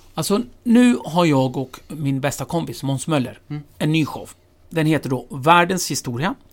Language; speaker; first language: Swedish; early bilingual, other home language; Kurdish